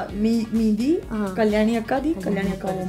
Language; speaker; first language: Telugu; non-native, learner; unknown